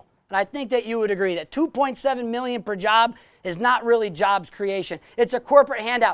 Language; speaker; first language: English; native; English